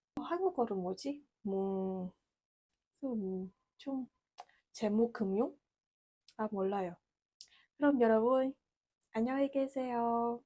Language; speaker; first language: Korean; non-native, learner; Vietnamese